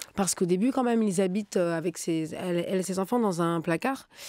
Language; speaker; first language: French; native; French